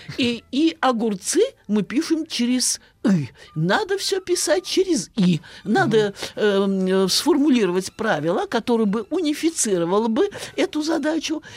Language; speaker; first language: Russian; native; Russian